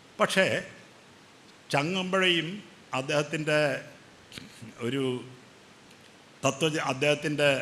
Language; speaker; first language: Malayalam; native; Malayalam